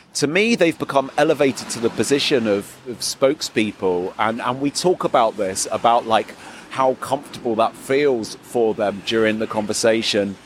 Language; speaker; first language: English; native; English